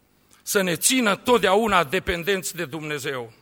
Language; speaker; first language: Romanian; native; Romanian